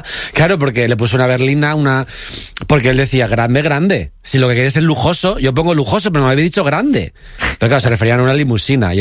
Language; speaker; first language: Spanish; native; Spanish